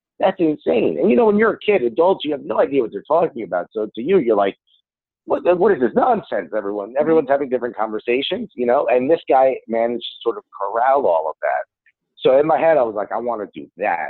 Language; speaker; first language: English; early bilingual, other home language; Spanish